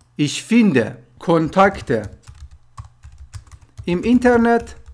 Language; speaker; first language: German; non-native, fluent; Persian